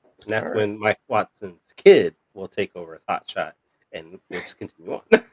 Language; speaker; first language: English; native; English